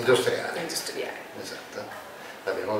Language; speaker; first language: Italian; native; Italian